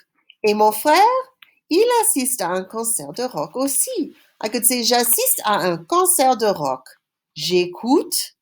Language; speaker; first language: French; non-native, fluent; English